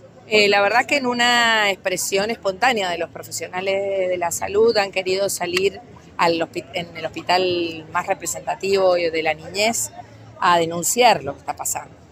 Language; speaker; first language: Spanish; native; Spanish